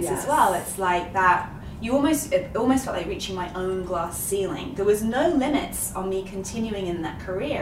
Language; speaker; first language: English; native; English